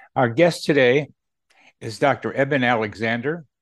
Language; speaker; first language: English; native; English